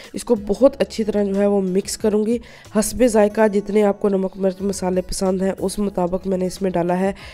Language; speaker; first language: Urdu; non-native, local second language; Punjabi